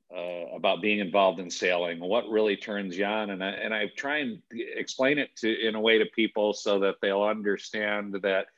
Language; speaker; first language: English; native; English